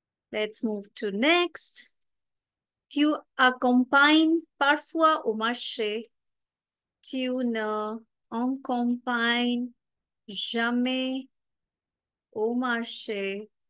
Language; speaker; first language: French; non-native, fluent; Hindi